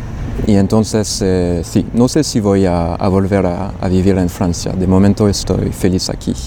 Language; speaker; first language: Spanish; non-native, fluent; French